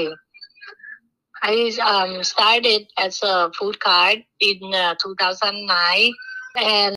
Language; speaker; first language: English; non-native, learner; Thai